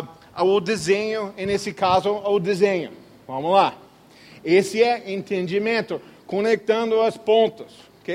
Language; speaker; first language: Portuguese; non-native, fluent; English